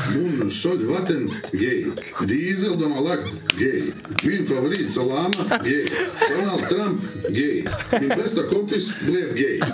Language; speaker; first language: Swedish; early bilingual, other home language; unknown